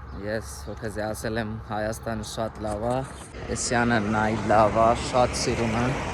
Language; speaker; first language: Armenian; non-native, learner; Hindi